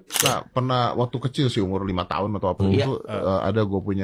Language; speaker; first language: Indonesian; native; Indonesian